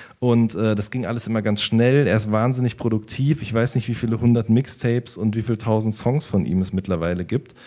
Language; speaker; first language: German; native; German